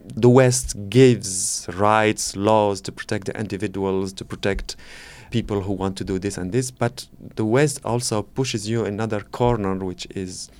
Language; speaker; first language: English; non-native, fluent; Arabic